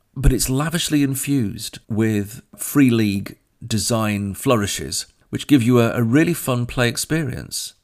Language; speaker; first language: English; native; English